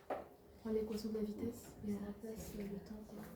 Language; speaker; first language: French; native; French